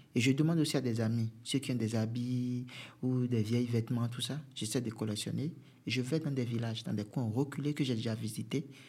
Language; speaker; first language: French; non-native, local second language; Fon